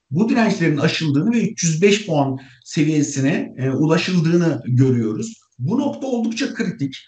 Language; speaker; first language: Turkish; native; Turkish